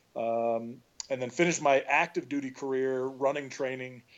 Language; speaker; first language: English; native; English